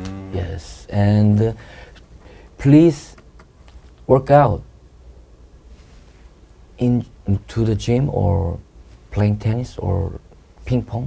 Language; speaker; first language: English; non-native, learner; Korean